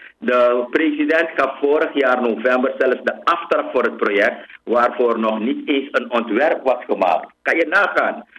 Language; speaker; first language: Dutch; native; Dutch